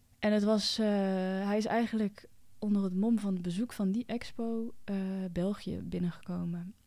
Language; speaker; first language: Dutch; early bilingual, other home language; Cantonese